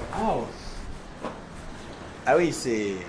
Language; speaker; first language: French; native; French